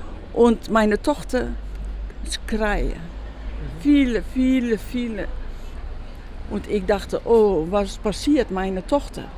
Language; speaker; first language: German; non-native, learner; Dutch